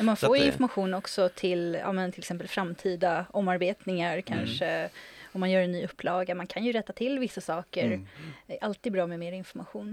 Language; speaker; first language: Swedish; native; Swedish